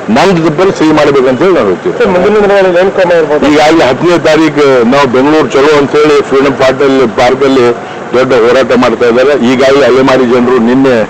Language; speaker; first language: Kannada; non-native, local second language; Lambadi